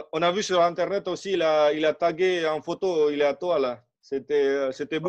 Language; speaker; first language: French; non-native, fluent; Indonesian